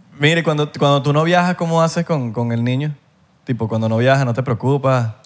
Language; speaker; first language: Spanish; native; Spanish